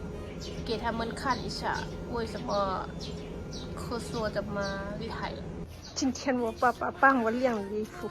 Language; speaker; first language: Chinese; non-native, fluent; Lao